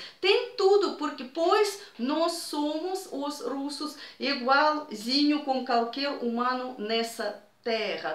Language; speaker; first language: Portuguese; non-native, fluent; Russian